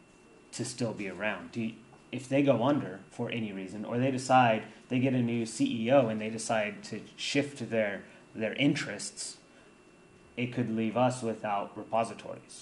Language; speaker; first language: English; native; English